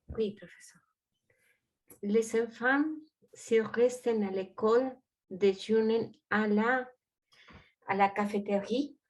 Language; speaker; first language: French; non-native, learner; Spanish